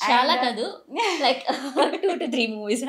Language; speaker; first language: Telugu; non-native, learner; Malayalam